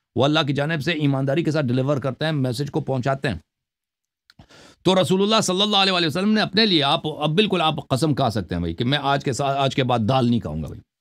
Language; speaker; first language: Urdu; non-native, local second language; Punjabi